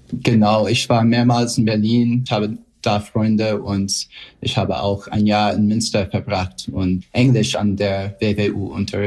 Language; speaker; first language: German; non-native, fluent; English